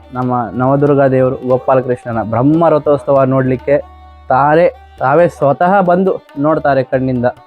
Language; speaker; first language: Kannada; non-native, local second language; Konkani